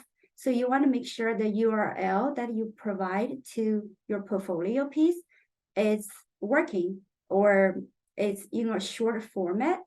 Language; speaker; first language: English; non-native, fluent; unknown